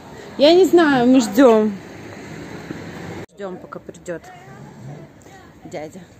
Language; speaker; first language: Russian; native; Russian